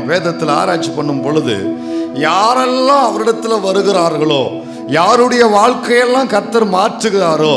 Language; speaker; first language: Tamil; native; Tamil